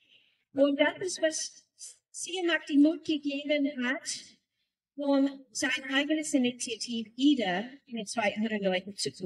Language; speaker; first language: German; non-native, learner; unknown